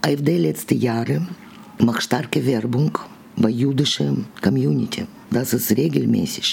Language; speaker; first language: German; non-native, learner; Russian